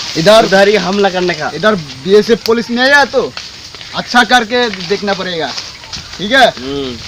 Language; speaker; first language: Hindi; non-native, local second language; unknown